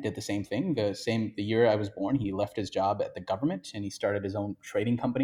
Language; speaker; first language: English; non-native, local second language; Hindi